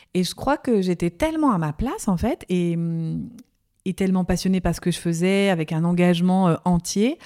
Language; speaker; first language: French; native; French